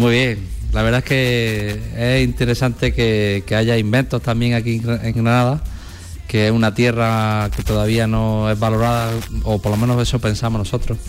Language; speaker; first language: Spanish; native; Spanish